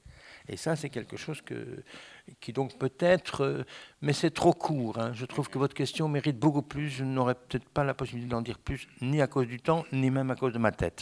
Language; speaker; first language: French; native; French